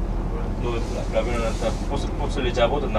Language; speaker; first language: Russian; non-native, learner; Korean